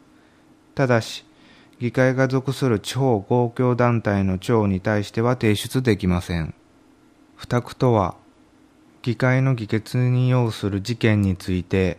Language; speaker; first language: Japanese; native; Japanese